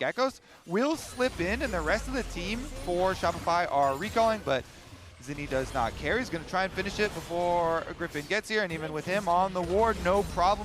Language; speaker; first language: English; native; English